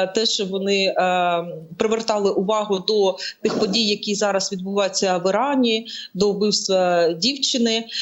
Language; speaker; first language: Ukrainian; native; Ukrainian